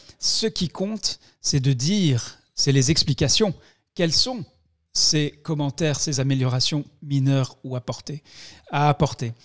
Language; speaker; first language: French; native; French